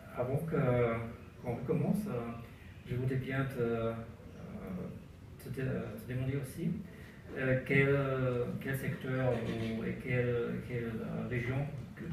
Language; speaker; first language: French; non-native, learner; German